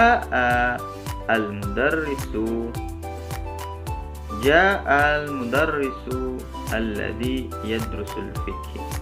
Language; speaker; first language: Arabic; non-native, fluent; Indonesian